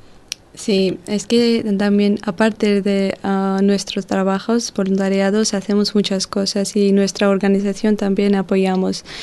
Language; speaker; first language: Spanish; non-native, learner; Georgian